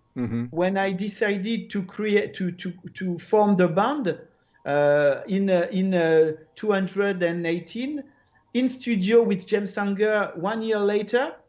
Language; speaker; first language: English; non-native, learner; French